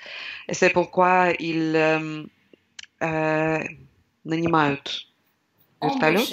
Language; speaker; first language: French; non-native, learner; Russian